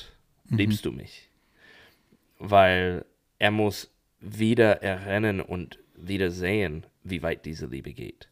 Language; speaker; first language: German; non-native, fluent; English